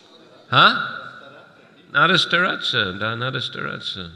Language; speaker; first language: Russian; non-native, fluent; English